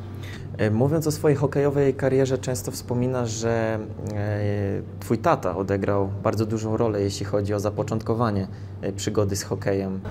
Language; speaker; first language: Polish; native; Polish